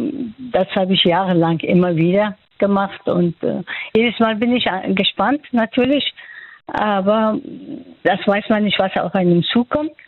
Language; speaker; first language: German; non-native, fluent; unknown